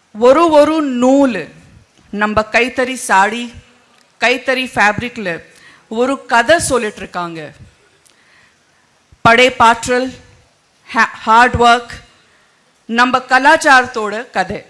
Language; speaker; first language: Tamil; non-native, local second language; Gujarati